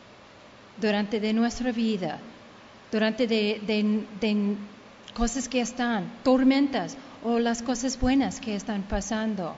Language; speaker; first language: Spanish; early bilingual, heritage; Spanish